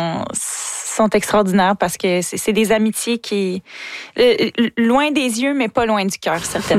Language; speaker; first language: French; native; French